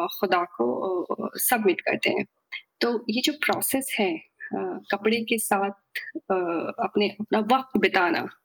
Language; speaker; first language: Hindi; native; Hindi